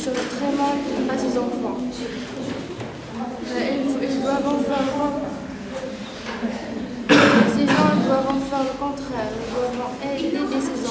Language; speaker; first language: French; non-native, learner; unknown